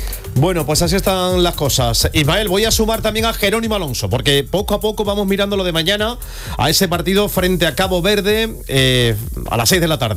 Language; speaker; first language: Spanish; native; Spanish